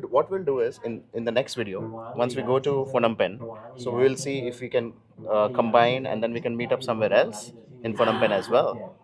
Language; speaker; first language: English; non-native, local second language; Telugu